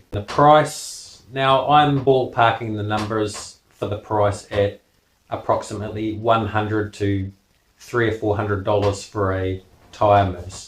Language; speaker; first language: English; native; English